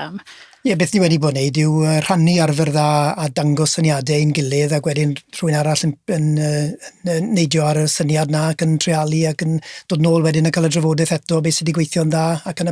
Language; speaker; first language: Welsh; native; Welsh